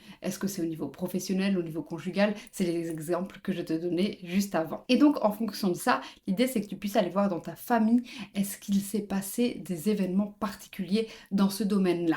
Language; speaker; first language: French; native; French